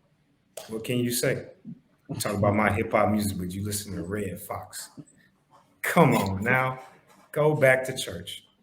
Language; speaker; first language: English; native; English